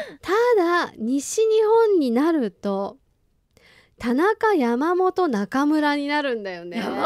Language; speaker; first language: Japanese; native; Japanese